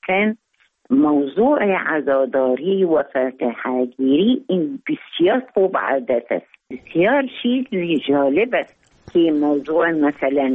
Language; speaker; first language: Persian; non-native, learner; Arabic